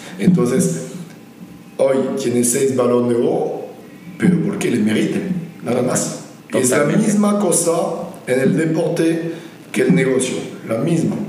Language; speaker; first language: Spanish; non-native, learner; French